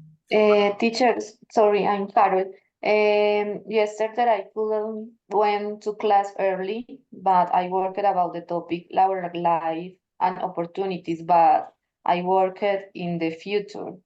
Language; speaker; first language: English; non-native, learner; Spanish